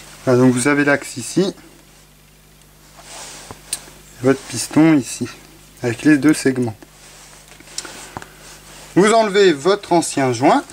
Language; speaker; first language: French; native; French